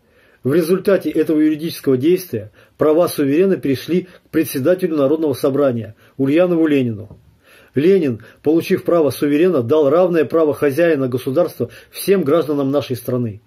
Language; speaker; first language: Russian; native; Russian